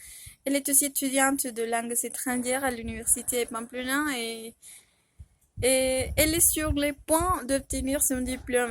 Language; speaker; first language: French; non-native, fluent; Spanish